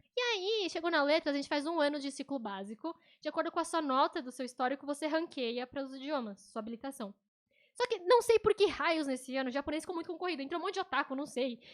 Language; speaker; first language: Portuguese; native; Portuguese